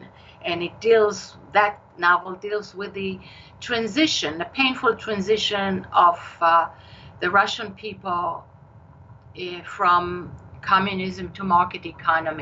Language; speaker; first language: English; non-native, fluent; Hebrew